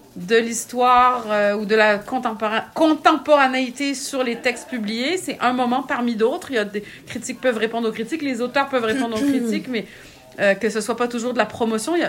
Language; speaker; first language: French; native; French